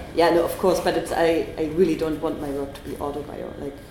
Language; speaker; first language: English; non-native, fluent; German